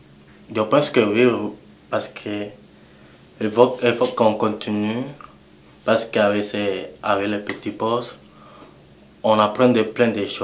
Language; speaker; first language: French; non-native, local second language; Haitian Creole